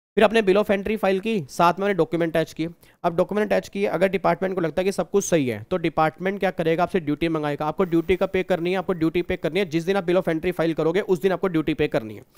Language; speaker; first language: Hindi; native; Hindi